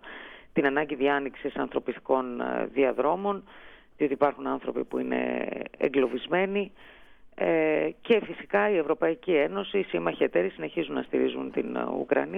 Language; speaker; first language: Greek; native; Greek